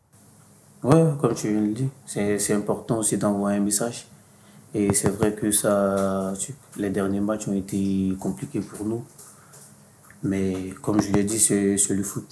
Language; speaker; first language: French; non-native, fluent; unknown